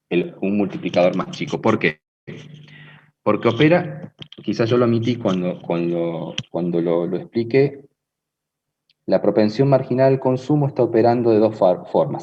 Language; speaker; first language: Spanish; native; Spanish